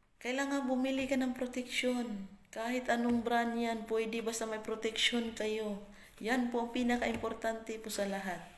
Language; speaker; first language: Filipino; non-native, local second language; Cebuano